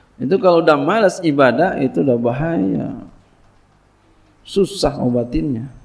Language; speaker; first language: Indonesian; native; Indonesian